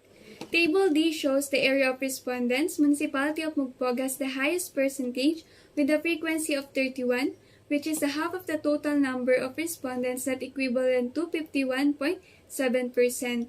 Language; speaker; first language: English; non-native, local second language; Filipino